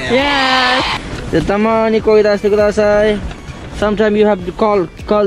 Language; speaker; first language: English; non-native, learner; Japanese